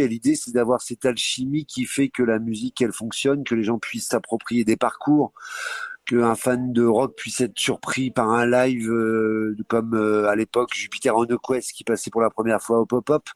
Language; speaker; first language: French; native; French